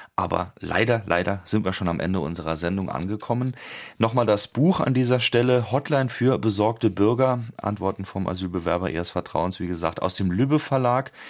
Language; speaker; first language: German; native; German